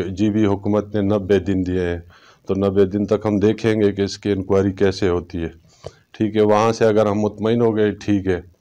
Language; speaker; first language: Urdu; non-native, local second language; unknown